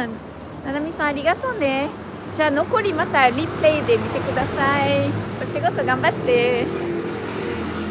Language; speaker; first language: Japanese; non-native, fluent; French